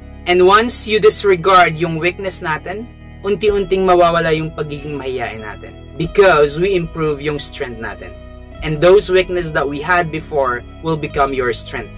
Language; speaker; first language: English; non-native, local second language; Filipino